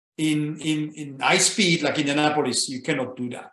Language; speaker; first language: English; non-native, fluent; French